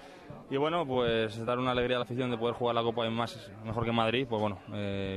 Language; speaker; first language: Spanish; native; Spanish